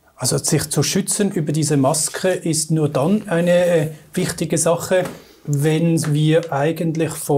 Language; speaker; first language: German; native; German